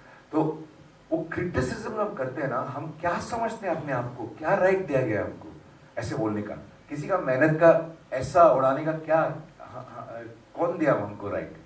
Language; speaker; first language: Hindi; non-native, local second language; Tamil